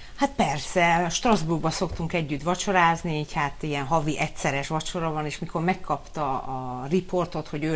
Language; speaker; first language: Hungarian; early bilingual, heritage; Hungarian